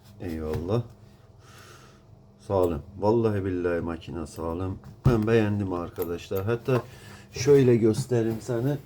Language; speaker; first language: Turkish; non-native, learner; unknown